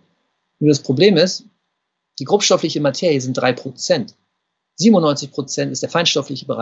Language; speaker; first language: German; native; German